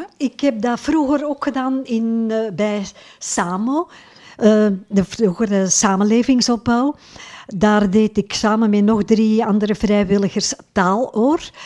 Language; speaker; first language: Dutch; native; Dutch